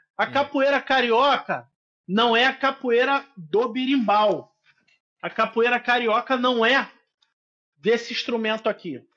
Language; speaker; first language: Portuguese; native; Portuguese